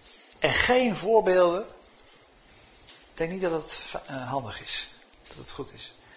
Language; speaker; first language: Dutch; native; Dutch